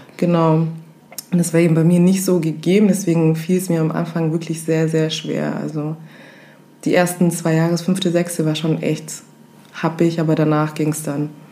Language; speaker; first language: German; early bilingual, other home language; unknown